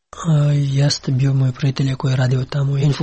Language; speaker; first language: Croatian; non-native, learner; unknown